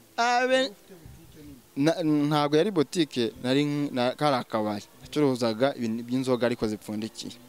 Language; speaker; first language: Kinyarwanda; early bilingual, heritage; Swahili